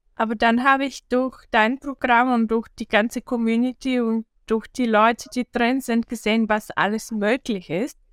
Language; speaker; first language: German; non-native, fluent; Bulgarian